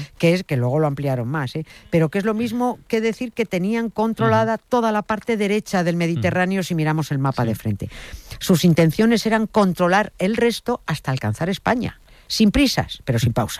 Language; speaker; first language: Spanish; native; Spanish